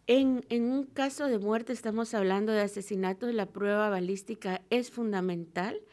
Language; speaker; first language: Spanish; native; Spanish